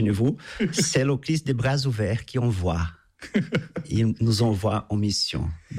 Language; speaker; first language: French; non-native, fluent; Portuguese